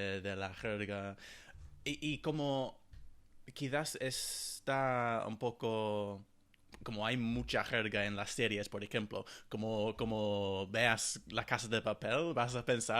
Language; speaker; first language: Spanish; non-native, fluent; English